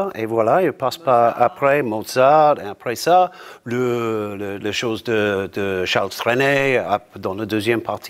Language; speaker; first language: French; non-native, learner; English